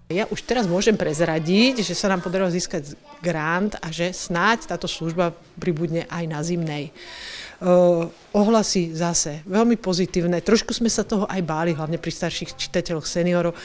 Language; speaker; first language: Slovak; native; Slovak